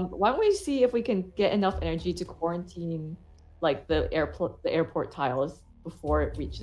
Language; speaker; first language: English; native; English